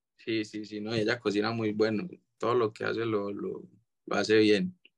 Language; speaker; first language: Spanish; native; Spanish